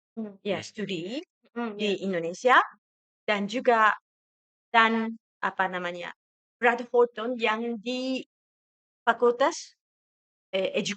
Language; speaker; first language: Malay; non-native, fluent; Japanese